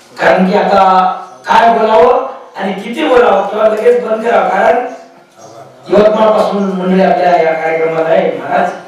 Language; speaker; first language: Marathi; non-native, local second language; Lambadi